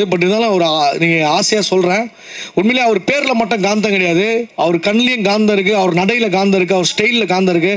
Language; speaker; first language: Tamil; native; Tamil